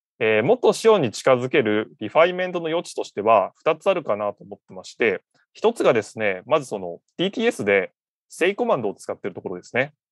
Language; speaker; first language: Japanese; native; Japanese